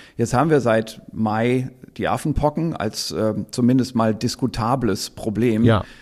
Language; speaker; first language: German; native; German